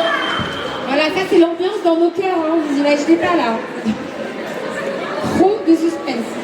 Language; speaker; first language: French; native; French